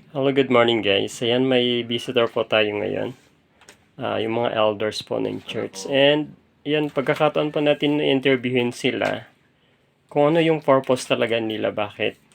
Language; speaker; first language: Filipino; native; Filipino